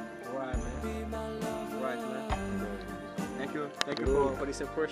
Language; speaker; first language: English; non-native, learner; French